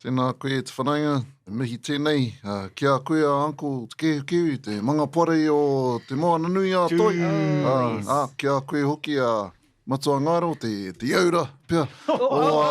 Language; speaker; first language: Māori; non-native, local second language; English